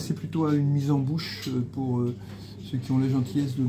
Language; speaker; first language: French; native; French